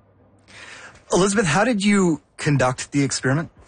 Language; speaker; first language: English; native; English